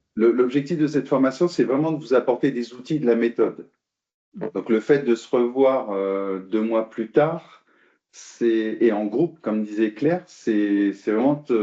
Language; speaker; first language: French; native; French